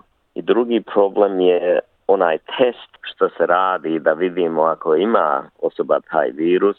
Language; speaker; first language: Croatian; early bilingual, heritage; Bosnian